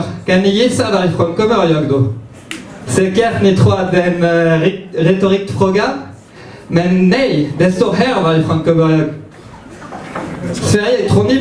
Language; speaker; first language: Swedish; non-native, fluent; French